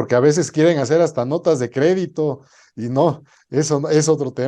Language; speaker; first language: Spanish; native; Spanish